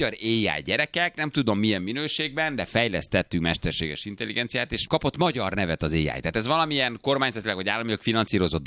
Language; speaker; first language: Hungarian; native; Hungarian